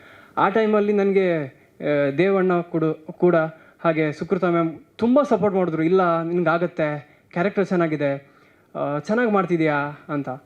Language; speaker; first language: Kannada; non-native, local second language; Tulu